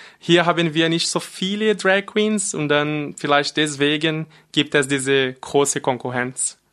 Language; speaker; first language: German; non-native, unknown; Portuguese